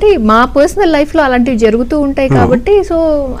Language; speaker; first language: Telugu; native; Telugu